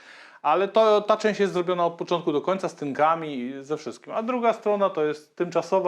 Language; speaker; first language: Polish; native; Polish